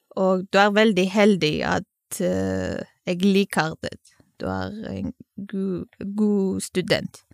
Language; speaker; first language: Norwegian; non-native, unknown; Kurdish